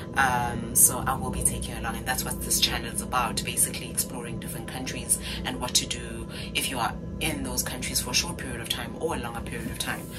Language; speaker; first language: English; non-native, local second language; Xhosa